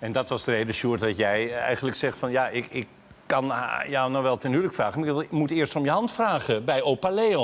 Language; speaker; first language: Dutch; native; Dutch